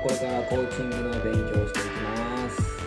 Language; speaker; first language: Japanese; native; Japanese